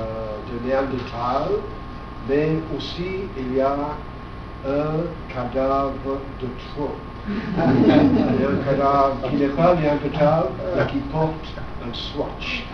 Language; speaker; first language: French; non-native, fluent; English